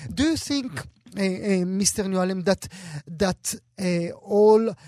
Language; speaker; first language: English; non-native, fluent; Hebrew